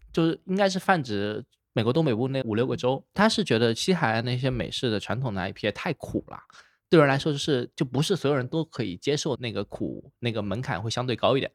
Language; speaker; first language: Chinese; native; Chinese